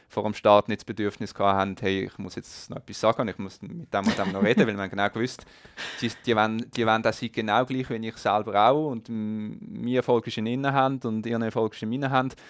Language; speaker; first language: German; native; German